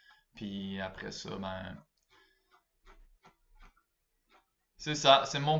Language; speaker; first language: French; native; French